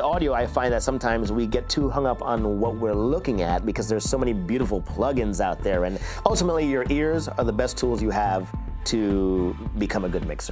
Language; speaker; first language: English; native; English